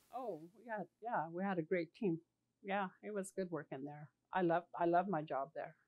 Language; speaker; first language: English; native; English